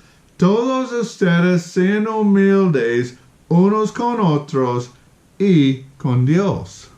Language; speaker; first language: Spanish; non-native, fluent; English